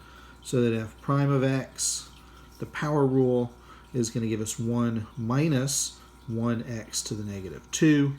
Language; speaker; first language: English; native; English